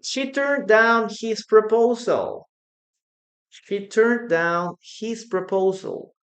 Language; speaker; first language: English; non-native, fluent; Spanish